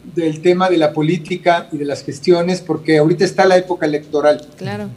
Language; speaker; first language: Spanish; native; Spanish